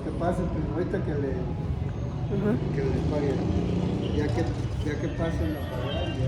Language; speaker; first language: Spanish; native; Spanish